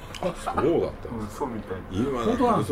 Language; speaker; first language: Japanese; native; Japanese